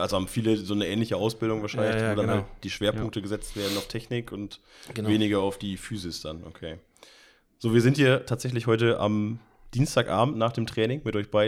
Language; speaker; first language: German; native; German